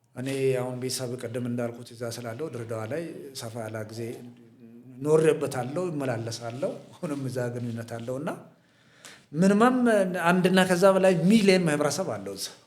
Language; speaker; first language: Amharic; non-native, local second language; Hadiyya